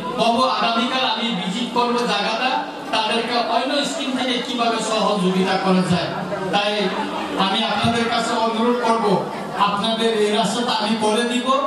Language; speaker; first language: Bangla; non-native, local second language; Kok Borok